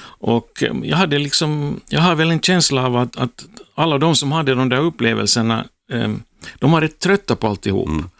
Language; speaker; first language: Swedish; native; Swedish